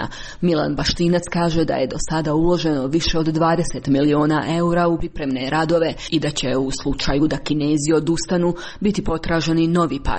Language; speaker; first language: Croatian; native; Croatian